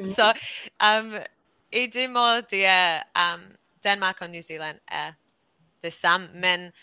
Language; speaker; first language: Danish; early bilingual, heritage; English